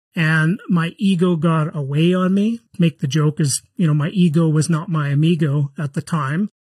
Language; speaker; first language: English; native; English